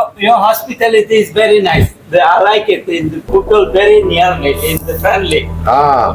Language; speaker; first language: English; non-native, learner; Bangla